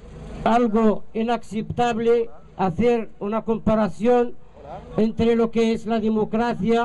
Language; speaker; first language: Spanish; non-native, fluent; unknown